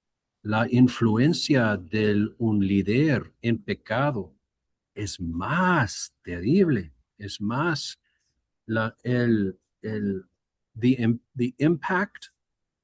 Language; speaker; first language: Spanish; non-native, learner; English